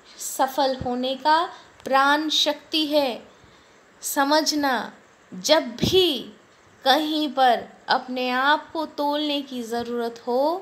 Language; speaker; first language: Hindi; non-native, local second language; Bangla